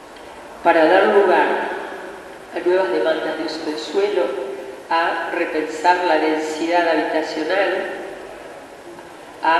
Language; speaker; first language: Spanish; native; Spanish